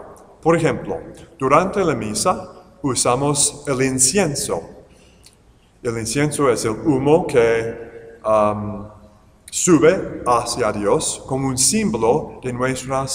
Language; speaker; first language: Spanish; non-native, fluent; English